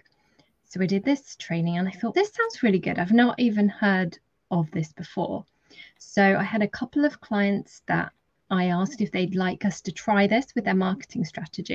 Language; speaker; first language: English; native; English